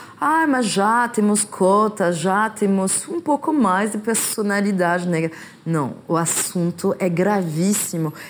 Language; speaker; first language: Portuguese; non-native, fluent; French